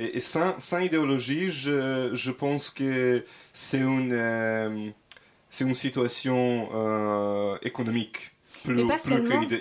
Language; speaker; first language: French; non-native, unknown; Serbian